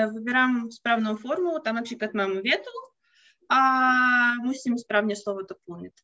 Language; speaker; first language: Czech; non-native, fluent; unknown